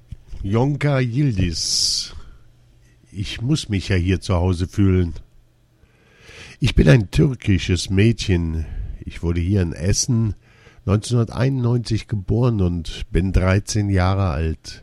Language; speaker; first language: German; early bilingual, other home language; Turkish